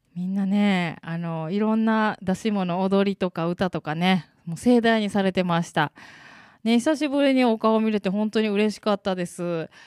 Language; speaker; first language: Japanese; native; Japanese